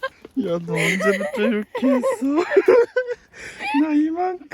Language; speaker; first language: Korean; non-native, learner; Japanese